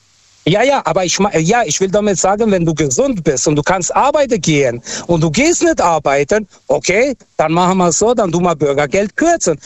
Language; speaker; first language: German; non-native, fluent; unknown